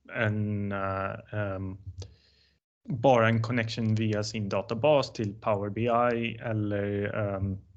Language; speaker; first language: Swedish; non-native, fluent; Dutch